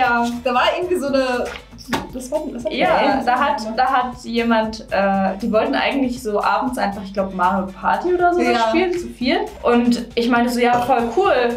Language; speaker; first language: German; native; German